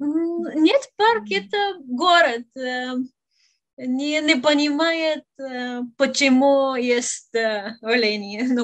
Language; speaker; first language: Russian; non-native, learner; Bulgarian